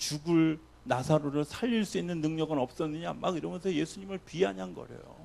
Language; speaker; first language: Korean; native; Korean